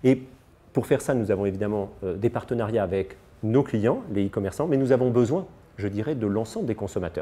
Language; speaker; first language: French; native; French